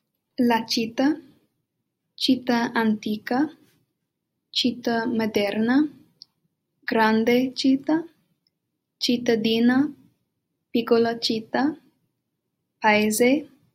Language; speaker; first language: Italian; non-native, learner; English